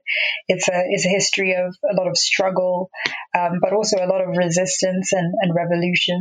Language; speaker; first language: English; non-native, local second language; Xhosa